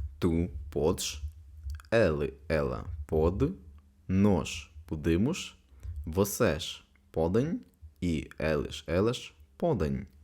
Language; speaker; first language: Portuguese; non-native, fluent; Ukrainian